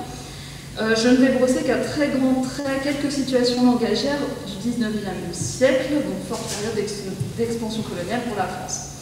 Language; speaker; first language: French; native; French